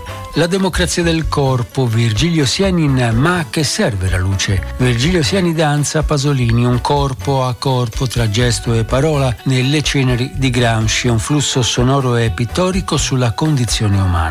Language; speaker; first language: Italian; native; Italian